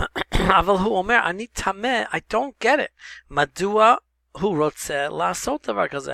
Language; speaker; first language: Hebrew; non-native, fluent; English